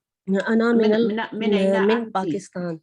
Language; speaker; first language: Arabic; non-native, learner; Urdu